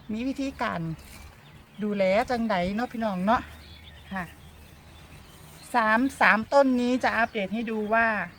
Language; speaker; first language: Thai; native; Thai